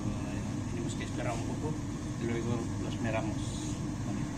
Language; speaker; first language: Spanish; non-native, learner; Filipino